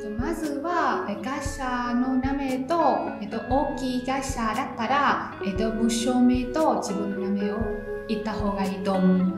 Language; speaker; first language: Japanese; non-native, fluent; Vietnamese